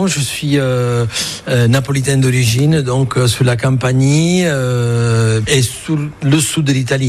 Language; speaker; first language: French; non-native, fluent; Italian